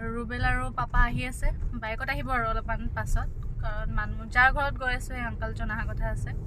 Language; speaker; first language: Assamese; native; Assamese